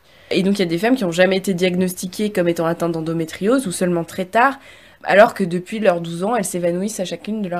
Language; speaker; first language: French; native; French